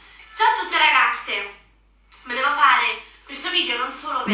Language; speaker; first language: Italian; native; Italian